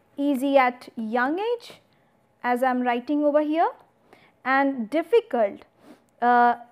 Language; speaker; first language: English; non-native, local second language; Hindi